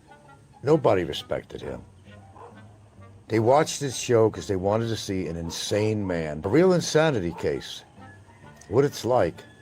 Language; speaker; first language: English; native; English